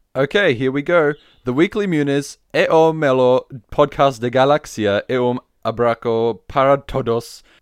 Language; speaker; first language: English; native; English